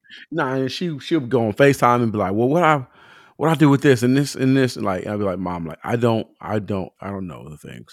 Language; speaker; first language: English; native; English